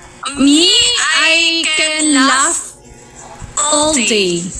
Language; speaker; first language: English; non-native, learner; Filipino